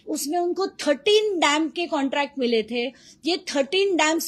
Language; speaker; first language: Hindi; non-native, local second language; Marathi